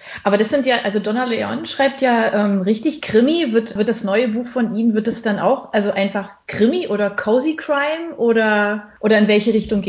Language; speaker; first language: German; native; German